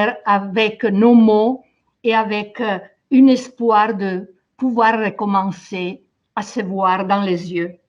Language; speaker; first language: French; non-native, fluent; Italian